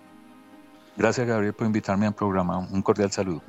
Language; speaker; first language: Spanish; native; Spanish